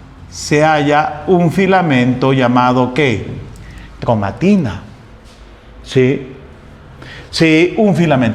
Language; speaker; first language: Spanish; native; Spanish